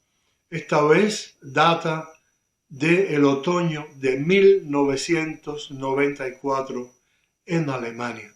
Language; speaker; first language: Spanish; native; Spanish